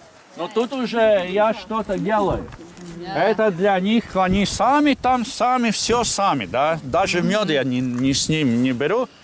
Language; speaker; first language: Russian; non-native, learner; Latvian